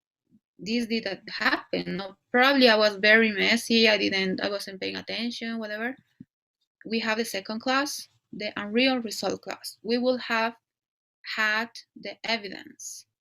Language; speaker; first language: English; non-native, fluent; Spanish